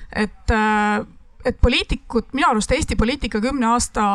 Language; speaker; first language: Estonian; native; Estonian